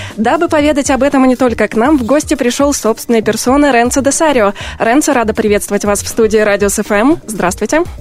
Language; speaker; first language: Russian; native; Russian